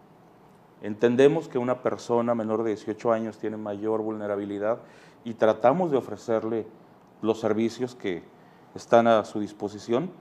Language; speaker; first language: Spanish; native; Spanish